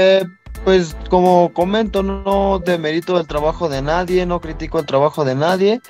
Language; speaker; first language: Spanish; native; Spanish